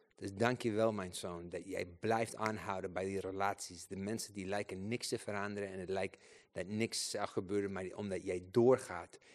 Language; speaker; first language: Dutch; non-native, fluent; Spanish